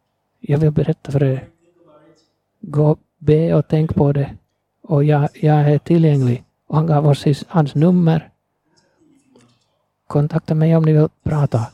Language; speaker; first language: Swedish; non-native, fluent; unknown